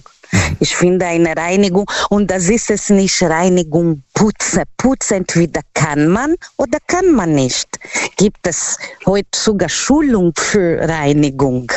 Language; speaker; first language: German; non-native, fluent; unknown